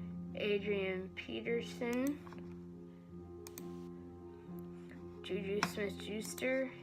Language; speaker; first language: English; native; English